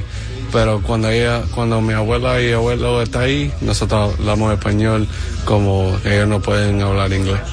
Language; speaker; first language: Spanish; early bilingual, heritage; Spanish